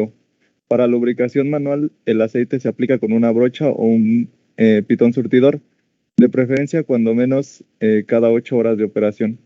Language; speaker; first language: Spanish; native; Spanish